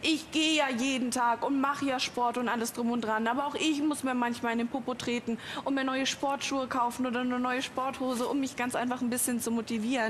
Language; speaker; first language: German; native; German